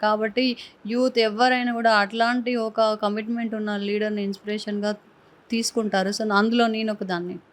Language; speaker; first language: Telugu; native; Telugu